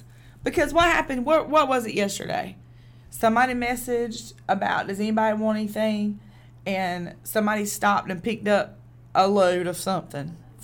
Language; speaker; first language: English; native; English